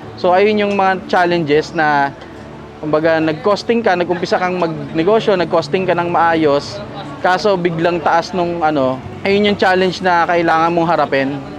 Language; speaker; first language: Filipino; native; Filipino